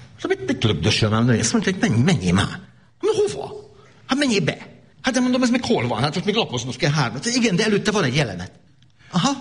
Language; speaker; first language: Hungarian; native; Hungarian